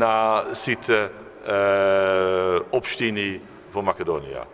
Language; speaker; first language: Macedonian; non-native, fluent; Dutch